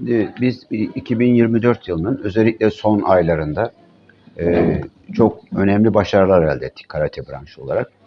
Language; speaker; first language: Turkish; native; Turkish